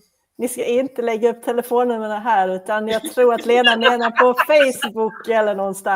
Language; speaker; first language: Swedish; native; Swedish